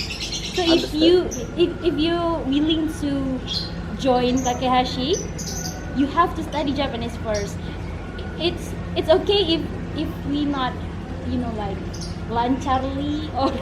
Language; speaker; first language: English; non-native, fluent; Indonesian